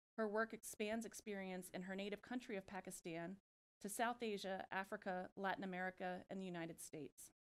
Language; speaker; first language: English; native; English